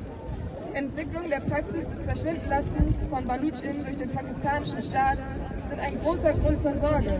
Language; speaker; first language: German; native; German